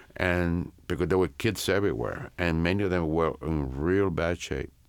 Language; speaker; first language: English; non-native, fluent; Spanish